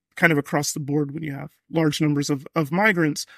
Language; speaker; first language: English; native; English